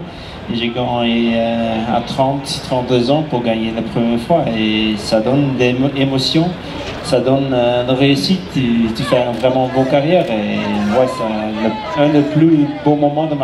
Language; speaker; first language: French; non-native, fluent; Dutch